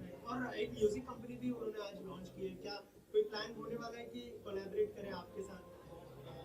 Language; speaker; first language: Hindi; native; Hindi